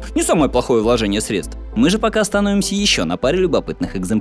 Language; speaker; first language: Russian; native; Russian